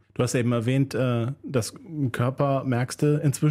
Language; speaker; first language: German; native; German